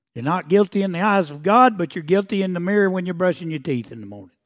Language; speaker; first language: English; native; English